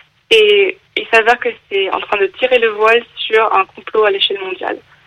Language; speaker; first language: French; non-native, fluent; English